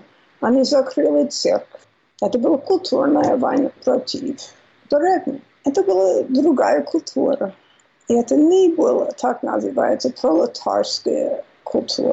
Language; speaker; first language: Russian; non-native, fluent; English